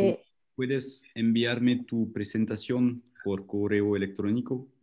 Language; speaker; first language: Spanish; non-native, learner; French